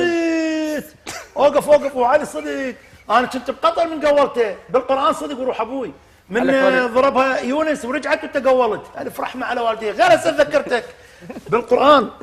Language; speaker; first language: Arabic; native; Arabic